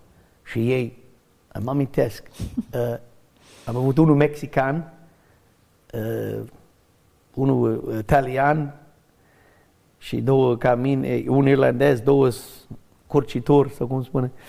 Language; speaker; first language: Romanian; non-native, learner; English